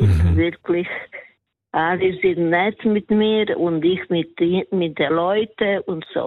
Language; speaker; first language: German; non-native, learner; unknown